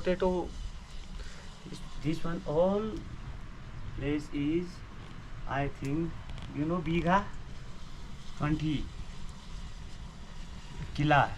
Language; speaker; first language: English; non-native, learner; Hindi